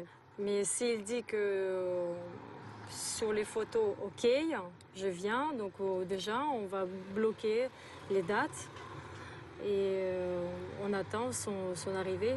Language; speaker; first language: French; non-native, fluent; Russian